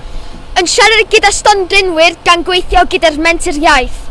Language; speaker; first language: Welsh; non-native, local second language; English